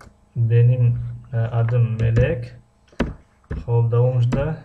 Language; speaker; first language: Turkish; non-native, fluent; Tajik